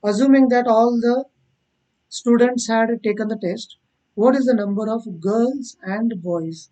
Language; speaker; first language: English; non-native, local second language; Kannada